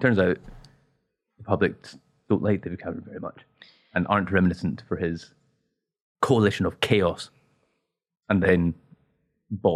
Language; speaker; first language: English; native; English